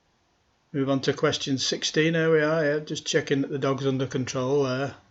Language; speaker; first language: English; native; English